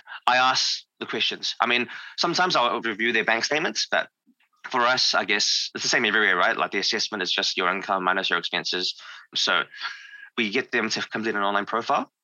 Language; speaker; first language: English; native; English